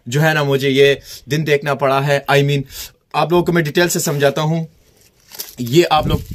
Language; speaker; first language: Urdu; native; Urdu